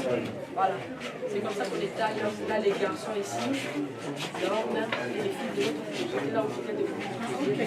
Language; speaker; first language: French; non-native, local second language; Lingala